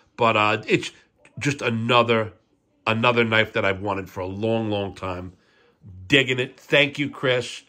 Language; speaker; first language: English; native; English